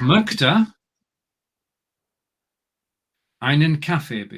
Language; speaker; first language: German; non-native, learner; English